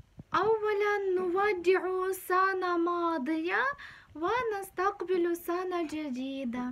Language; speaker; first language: Arabic; non-native, fluent; Ukrainian